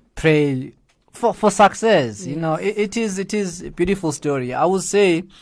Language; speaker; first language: English; non-native, local second language; Zulu